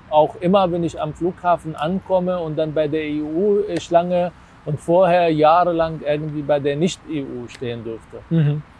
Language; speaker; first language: German; non-native, fluent; Arabic